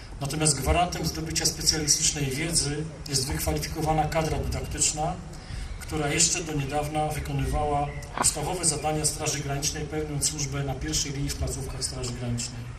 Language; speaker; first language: Polish; native; Polish